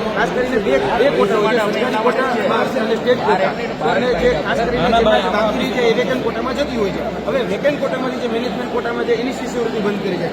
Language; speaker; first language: Gujarati; non-native, local second language; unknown